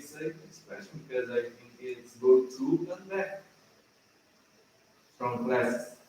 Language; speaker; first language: English; non-native, learner; Portuguese